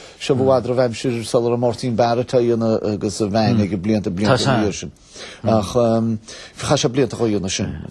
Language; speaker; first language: Irish; native; Irish